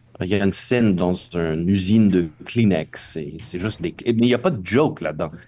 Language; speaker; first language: French; non-native, local second language; English